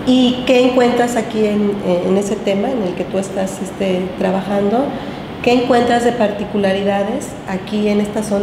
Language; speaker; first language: Spanish; native; Spanish